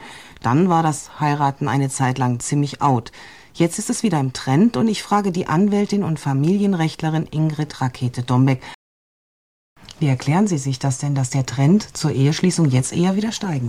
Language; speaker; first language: German; native; German